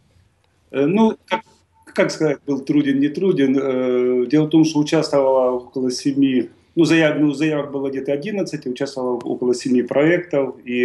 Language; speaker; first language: Russian; native; Russian